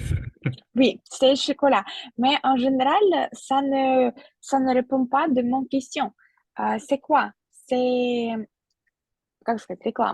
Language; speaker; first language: French; non-native, fluent; Russian